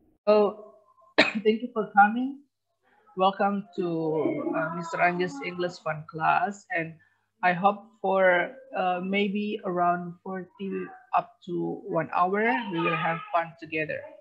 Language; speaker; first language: English; non-native, fluent; Indonesian